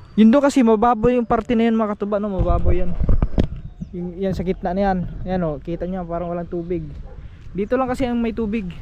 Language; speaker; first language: Filipino; non-native, local second language; Waray